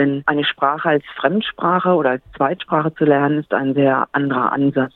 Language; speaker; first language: German; native; German